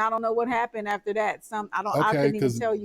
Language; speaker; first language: English; native; English